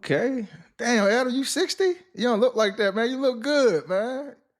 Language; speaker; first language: English; native; English